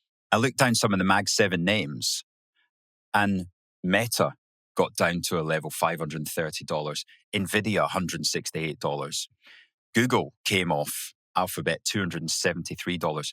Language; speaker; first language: English; native; English